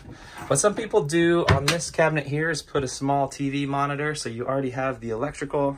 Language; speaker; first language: English; native; English